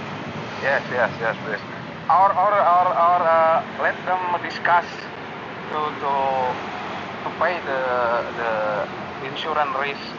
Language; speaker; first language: English; non-native, learner; Indonesian